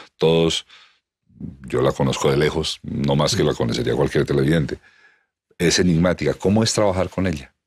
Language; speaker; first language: Spanish; native; Spanish